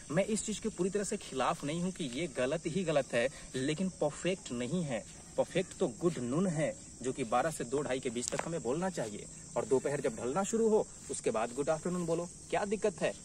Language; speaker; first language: Hindi; native; Hindi